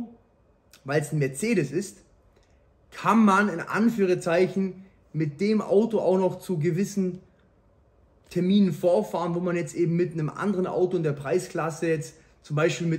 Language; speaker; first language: German; native; German